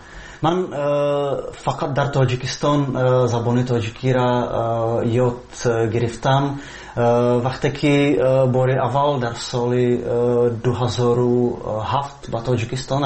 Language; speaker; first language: Persian; non-native, fluent; Czech